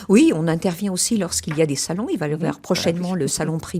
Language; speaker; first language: French; native; French